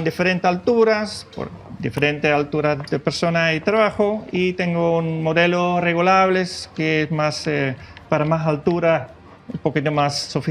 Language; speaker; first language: Spanish; non-native, fluent; Dutch